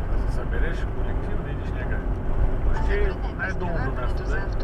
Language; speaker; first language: Bulgarian; native; Bulgarian